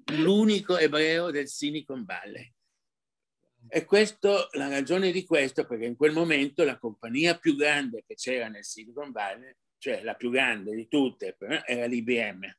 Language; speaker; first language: Italian; early bilingual, heritage; Arabic